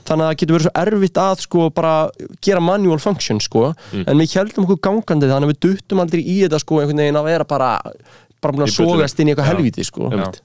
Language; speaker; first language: Icelandic; native; Icelandic